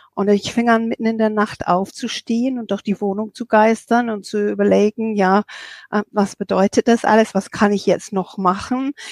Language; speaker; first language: German; non-native, fluent; English